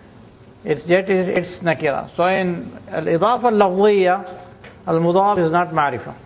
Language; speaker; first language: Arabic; non-native, fluent; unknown